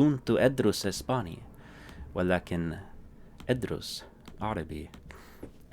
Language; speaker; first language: Arabic; non-native, fluent; English